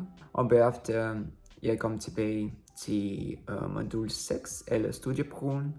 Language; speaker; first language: Danish; non-native, learner; Russian